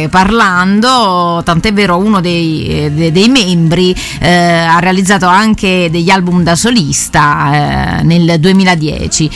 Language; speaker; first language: Italian; native; Italian